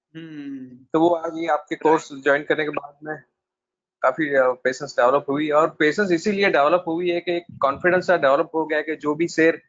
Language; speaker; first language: Hindi; non-native, local second language; Gujarati